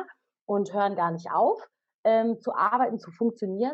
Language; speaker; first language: German; native; German